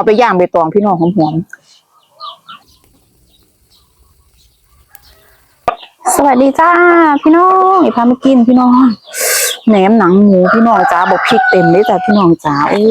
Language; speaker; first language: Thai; non-native, local second language; Northeastern Thai